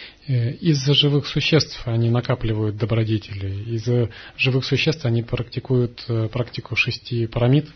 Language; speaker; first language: Russian; native; Russian